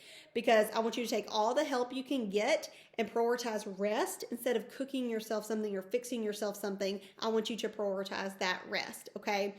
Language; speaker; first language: English; native; English